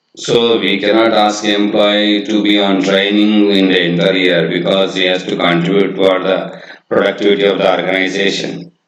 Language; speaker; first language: English; non-native, local second language; Kannada